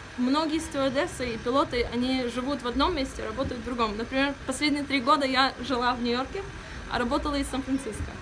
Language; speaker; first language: Russian; early bilingual, heritage; Russian